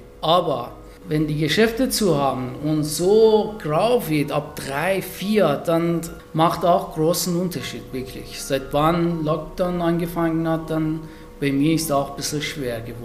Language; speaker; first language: German; non-native, fluent; Persian